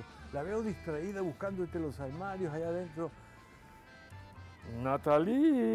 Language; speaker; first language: Spanish; native; Spanish